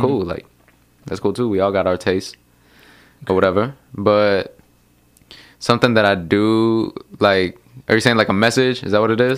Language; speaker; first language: English; early bilingual, other home language; Spanish